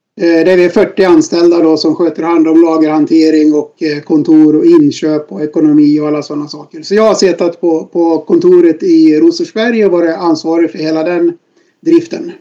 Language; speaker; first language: Swedish; native; Swedish